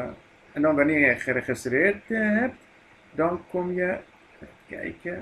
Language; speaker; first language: Dutch; non-native, fluent; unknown